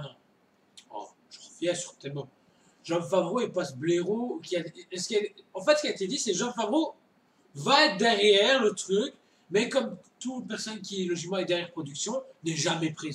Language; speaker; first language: French; native; French